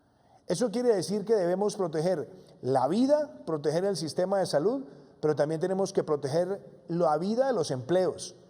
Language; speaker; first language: Spanish; native; Spanish